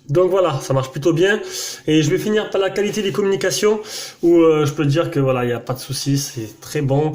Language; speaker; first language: French; native; French